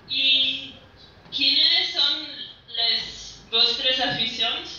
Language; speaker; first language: Catalan; non-native, learner; Italian